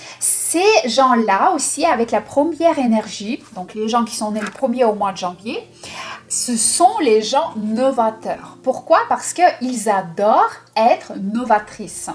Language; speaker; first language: French; non-native, fluent; Russian